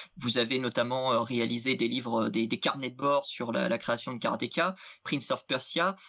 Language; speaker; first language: French; native; French